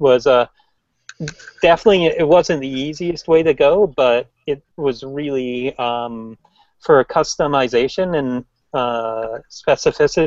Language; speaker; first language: English; native; English